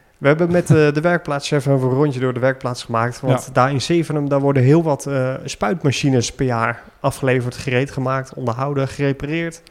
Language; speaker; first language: Dutch; native; Dutch